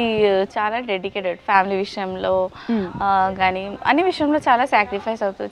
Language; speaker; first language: Telugu; non-native, learner; Bangla